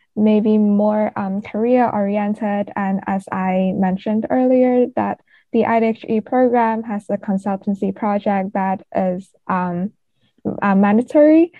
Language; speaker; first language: English; non-native, local second language; Cantonese